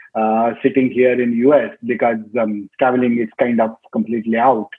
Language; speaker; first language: English; non-native, local second language; Marathi